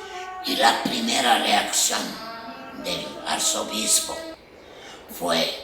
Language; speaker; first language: Spanish; non-native, fluent; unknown